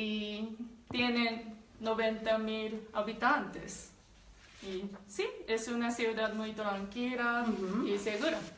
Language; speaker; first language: Spanish; non-native, learner; Japanese